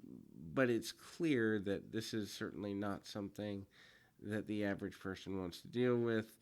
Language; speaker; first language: English; native; English